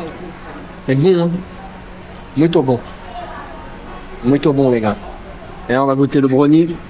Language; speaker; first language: French; native; French